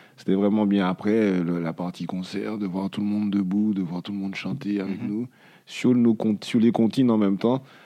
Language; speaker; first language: French; native; French